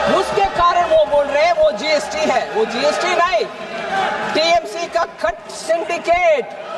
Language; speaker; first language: Hindi; non-native, local second language; Tamil